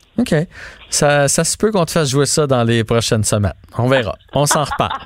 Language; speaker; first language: French; native; French